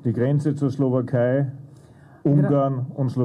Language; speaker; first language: German; native; German